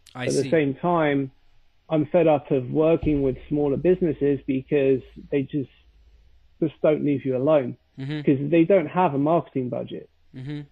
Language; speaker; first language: English; native; English